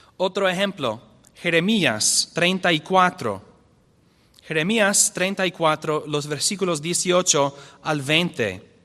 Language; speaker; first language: Spanish; non-native, fluent; English